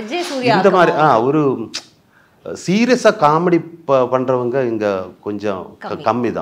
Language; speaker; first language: Tamil; non-native, learner; Malayalam